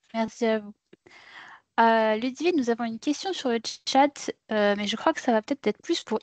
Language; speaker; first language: French; native; French